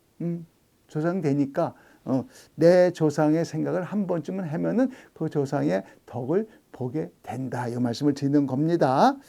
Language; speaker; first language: Korean; native; Korean